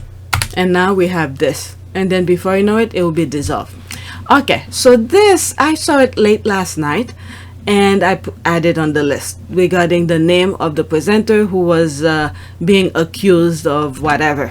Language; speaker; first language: English; non-native, fluent; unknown